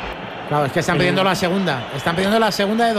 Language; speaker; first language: Spanish; native; Spanish